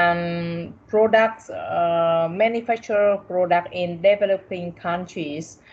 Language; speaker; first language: English; non-native, learner; Vietnamese